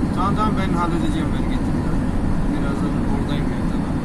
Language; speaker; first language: Turkish; non-native, learner; Urdu